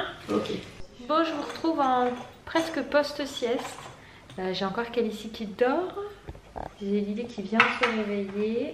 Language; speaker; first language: French; native; French